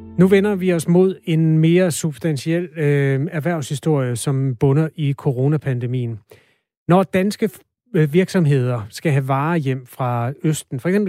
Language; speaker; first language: Danish; native; Danish